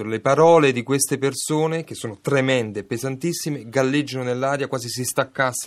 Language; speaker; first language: Italian; native; Italian